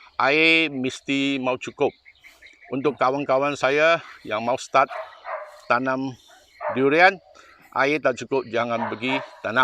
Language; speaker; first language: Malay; non-native, local second language; Chinese